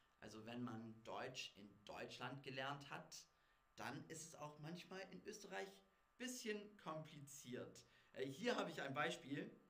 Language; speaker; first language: German; non-native, fluent; English